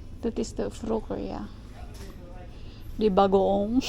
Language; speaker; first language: Dutch; non-native, learner; Filipino